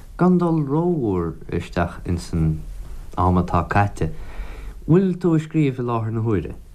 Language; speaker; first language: Irish; native; Irish